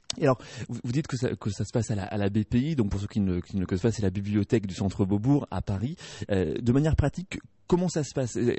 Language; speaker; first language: French; native; French